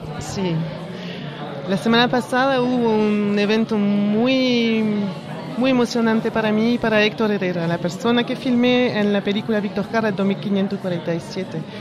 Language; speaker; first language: Spanish; early bilingual, heritage; French